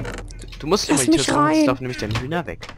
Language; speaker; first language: German; native; German